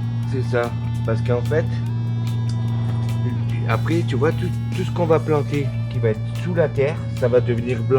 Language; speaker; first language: French; native; French